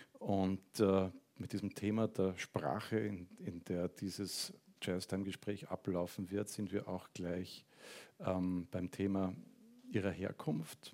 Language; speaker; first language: German; native; German